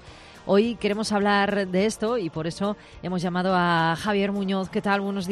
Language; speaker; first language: Spanish; native; Spanish